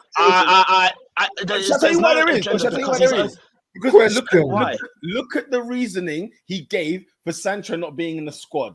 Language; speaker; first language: English; native; English